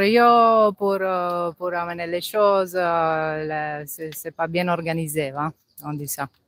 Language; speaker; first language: French; non-native, learner; Italian